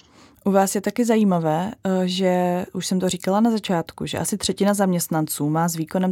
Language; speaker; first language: Czech; native; Czech